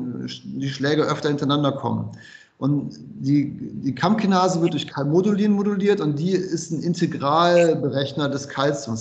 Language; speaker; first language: German; native; German